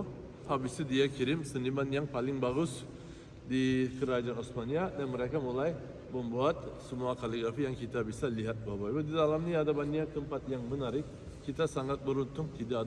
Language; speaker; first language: Indonesian; non-native, fluent; Turkish